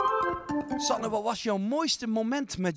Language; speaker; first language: Dutch; native; Dutch